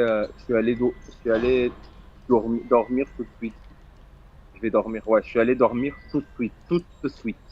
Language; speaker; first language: French; non-native, fluent; Portuguese